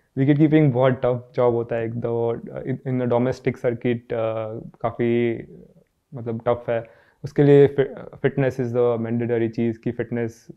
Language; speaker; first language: Hindi; non-native, local second language; Gujarati